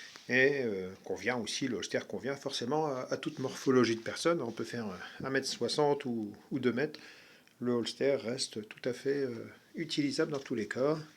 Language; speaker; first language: French; native; French